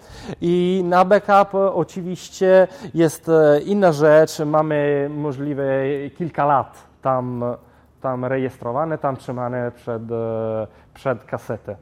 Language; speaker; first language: Polish; non-native, fluent; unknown